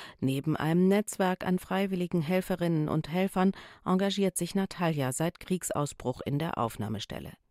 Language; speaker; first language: German; native; German